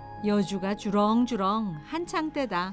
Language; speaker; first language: Korean; native; Korean